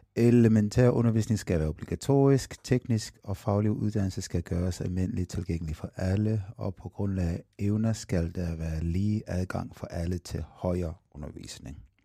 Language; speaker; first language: Danish; non-native, fluent; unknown